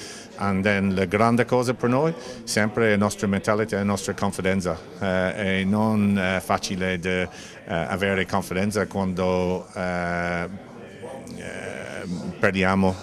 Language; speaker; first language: Italian; non-native, learner; English